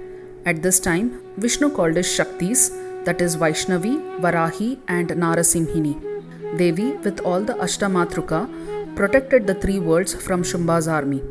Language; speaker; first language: English; non-native, local second language; Kannada